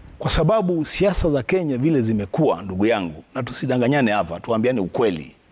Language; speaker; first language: Swahili; non-native, local second language; Kamba